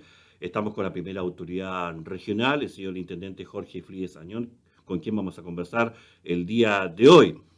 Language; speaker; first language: Spanish; native; Spanish